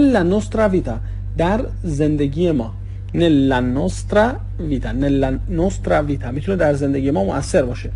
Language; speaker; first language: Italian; non-native, fluent; Persian